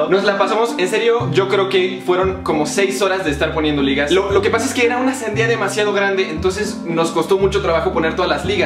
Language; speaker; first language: Spanish; native; Spanish